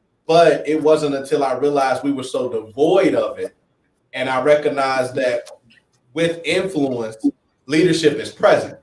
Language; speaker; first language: English; native; English